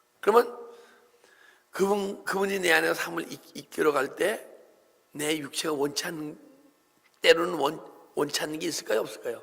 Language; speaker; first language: Korean; native; Korean